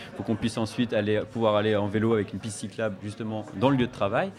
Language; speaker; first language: French; native; French